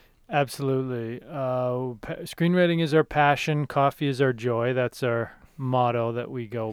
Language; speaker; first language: English; native; English